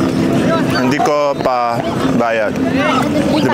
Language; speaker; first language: Filipino; non-native, learner; Arabic